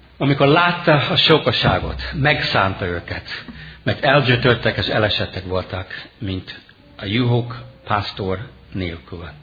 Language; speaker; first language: Hungarian; non-native, fluent; English